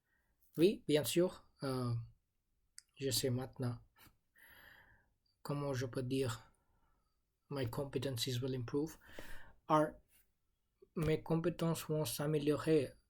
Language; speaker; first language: French; non-native, learner; English